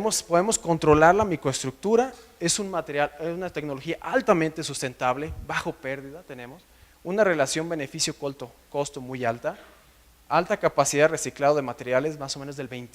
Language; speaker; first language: Spanish; native; Spanish